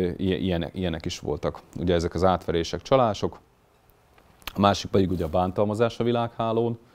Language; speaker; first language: Hungarian; native; Hungarian